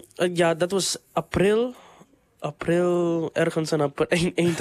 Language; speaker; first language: Dutch; non-native, local second language; English